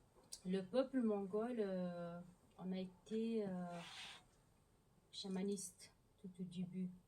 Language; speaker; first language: French; non-native, learner; Mongolian